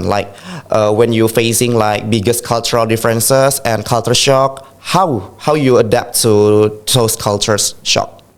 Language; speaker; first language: English; non-native, fluent; Indonesian